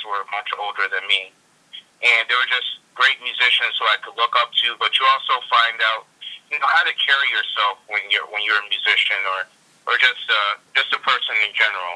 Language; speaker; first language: English; native; English